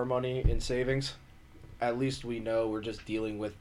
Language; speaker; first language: English; native; English